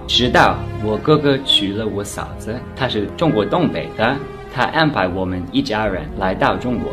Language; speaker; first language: Chinese; non-native, fluent; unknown